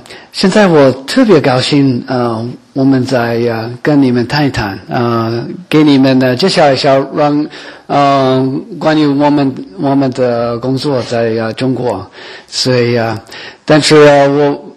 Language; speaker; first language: Chinese; non-native, learner; English